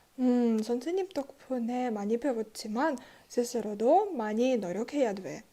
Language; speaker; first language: Korean; non-native, learner; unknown